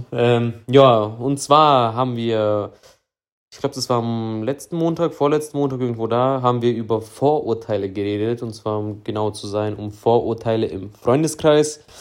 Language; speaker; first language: German; early bilingual, other home language; Russian